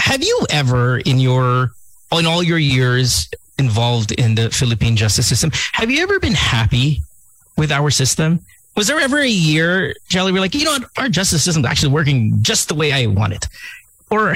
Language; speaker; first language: English; non-native, local second language; Filipino